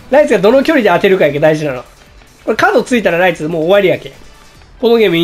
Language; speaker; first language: Japanese; native; Japanese